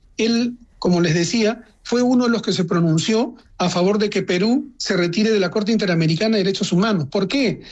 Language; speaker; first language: Spanish; native; Spanish